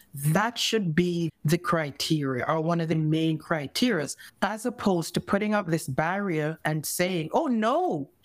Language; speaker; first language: English; native; English